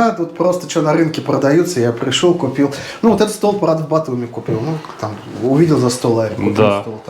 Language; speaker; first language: Russian; native; Russian